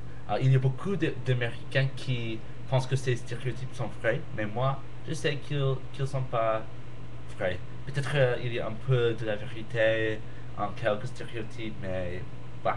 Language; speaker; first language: French; non-native, learner; English